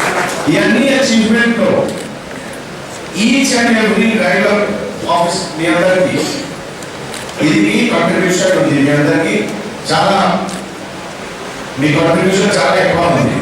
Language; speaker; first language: Telugu; non-native, fluent; Hindi